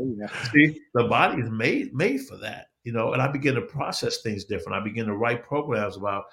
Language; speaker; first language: English; native; English